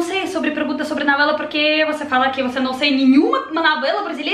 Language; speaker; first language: Portuguese; non-native, learner; Russian